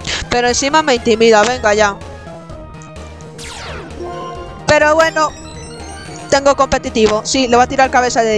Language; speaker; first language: Spanish; native; Spanish